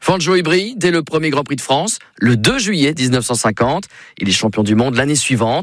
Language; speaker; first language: French; native; French